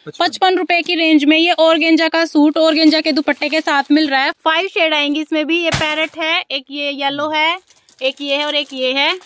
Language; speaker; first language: Hindi; native; Hindi